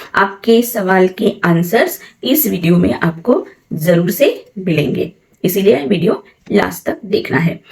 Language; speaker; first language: Hindi; non-native, local second language; Marathi